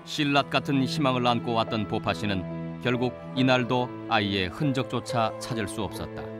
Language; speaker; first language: Korean; native; Korean